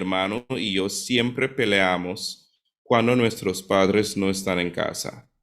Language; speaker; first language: Spanish; non-native, fluent; English